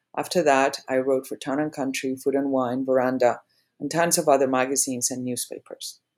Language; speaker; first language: English; non-native, fluent; Spanish